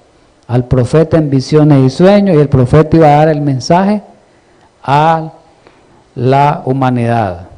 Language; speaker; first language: Spanish; native; Spanish